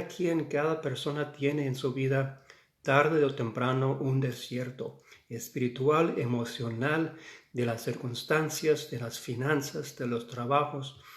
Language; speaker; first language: Spanish; non-native, fluent; English